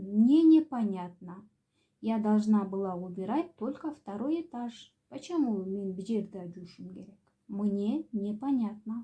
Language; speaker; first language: Russian; non-native, local second language; Kyrgyz